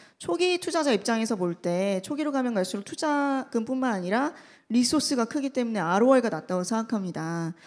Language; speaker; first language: Korean; native; Korean